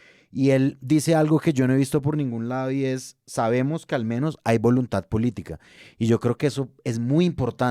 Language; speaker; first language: Spanish; native; Spanish